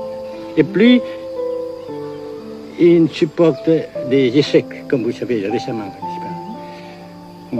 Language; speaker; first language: French; non-native, local second language; Vietnamese